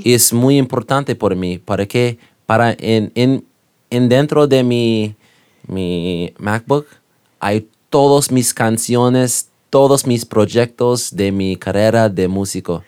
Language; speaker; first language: Spanish; non-native, learner; English